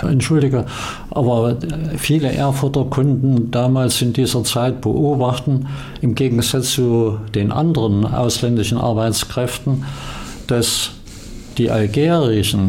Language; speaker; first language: German; native; German